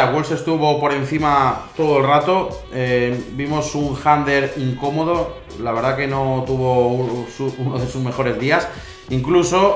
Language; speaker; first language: Spanish; native; Spanish